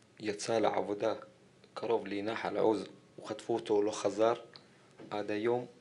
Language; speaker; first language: Hebrew; non-native, local second language; Arabic